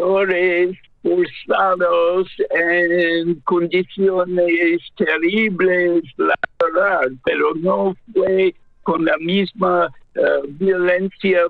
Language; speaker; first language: Spanish; non-native, fluent; English